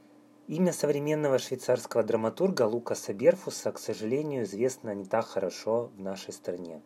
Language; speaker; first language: Russian; native; Russian